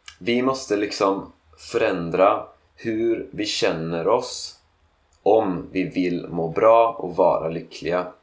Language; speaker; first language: Swedish; native; Swedish